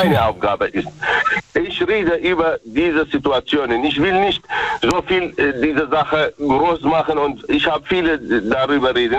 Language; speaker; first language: German; non-native, learner; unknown